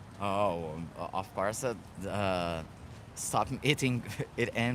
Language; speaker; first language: English; non-native, learner; Portuguese